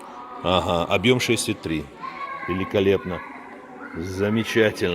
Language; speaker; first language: Russian; native; Russian